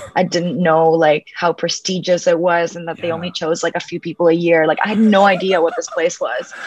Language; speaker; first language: English; early bilingual, other home language; Spanish